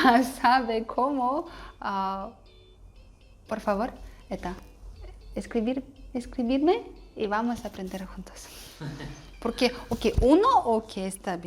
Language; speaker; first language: Spanish; non-native, learner; Russian